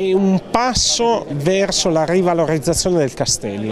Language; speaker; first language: Italian; native; Italian